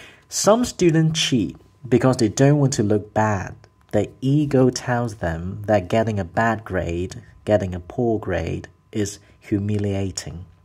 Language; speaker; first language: English; non-native, local second language; Cantonese